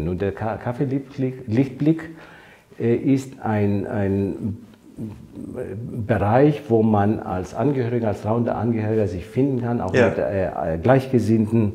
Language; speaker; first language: German; non-native, fluent; Greek